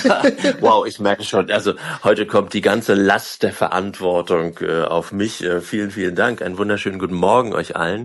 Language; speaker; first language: German; native; German